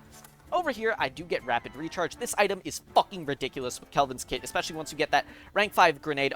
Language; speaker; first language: English; native; English